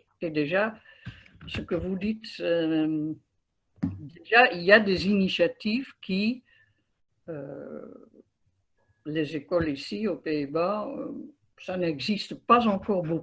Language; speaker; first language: French; non-native, fluent; Dutch